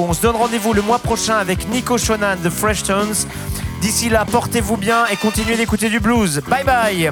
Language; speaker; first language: French; native; French